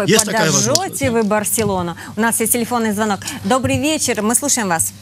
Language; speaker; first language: Russian; native; Russian